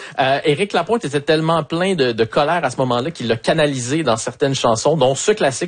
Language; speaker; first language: French; native; French